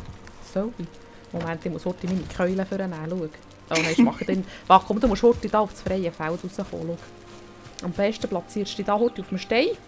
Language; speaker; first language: German; native; German